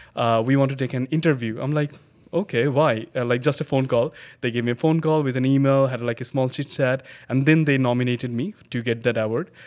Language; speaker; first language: English; non-native, local second language; Bangla